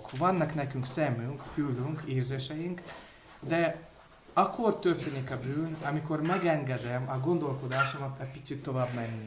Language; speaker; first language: Hungarian; non-native, learner; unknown